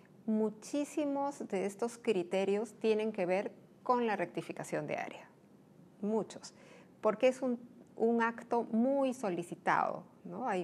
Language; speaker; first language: Spanish; native; Spanish